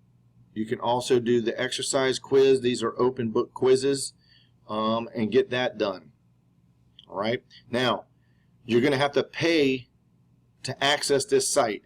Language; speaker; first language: English; native; English